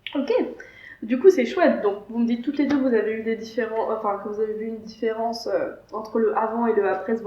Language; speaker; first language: French; native; French